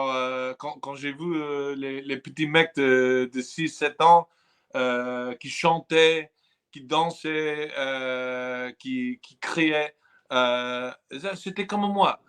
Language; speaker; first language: French; non-native, fluent; English